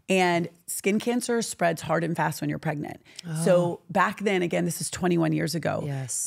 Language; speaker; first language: English; native; English